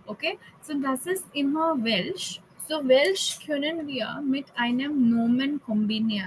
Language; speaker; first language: German; non-native, fluent; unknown